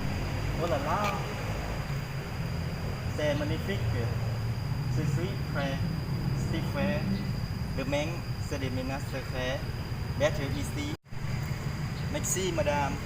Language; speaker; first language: French; non-native, learner; Lao